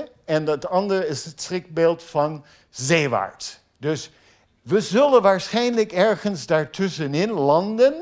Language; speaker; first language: Dutch; non-native, fluent; English